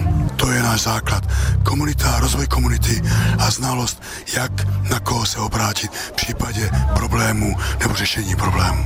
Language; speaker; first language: Czech; native; Czech